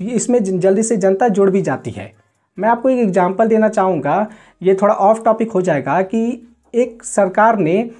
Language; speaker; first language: Hindi; native; Hindi